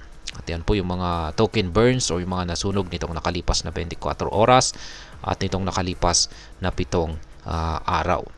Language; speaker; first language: Filipino; native; Filipino